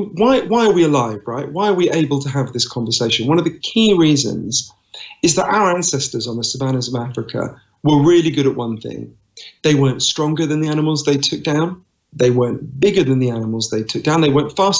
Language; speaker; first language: English; native; English